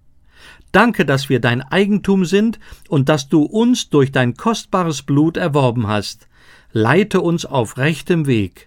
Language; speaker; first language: German; native; German